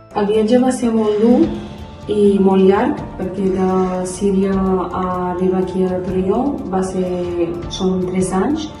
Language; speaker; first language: Catalan; non-native, fluent; Arabic